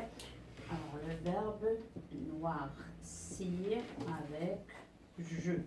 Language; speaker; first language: French; non-native, local second language; Arabic